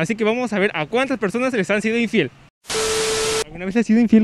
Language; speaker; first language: Spanish; native; Spanish